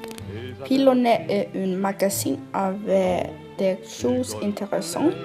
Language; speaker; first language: French; non-native, learner; Icelandic